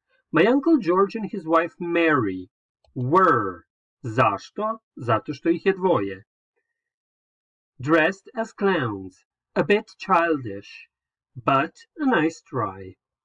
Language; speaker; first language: English; non-native, fluent; Croatian